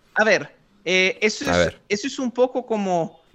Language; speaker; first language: Spanish; native; Spanish